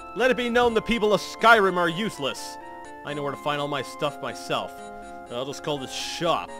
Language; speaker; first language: English; native; English